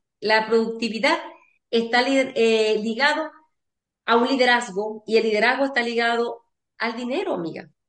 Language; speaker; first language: Spanish; native; Spanish